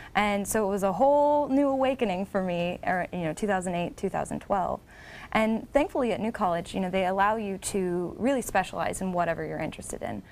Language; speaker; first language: English; native; English